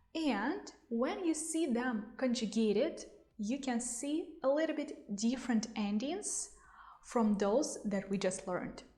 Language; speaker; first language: English; non-native, fluent; Russian